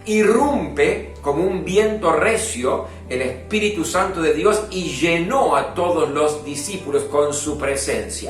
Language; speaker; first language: Spanish; native; Spanish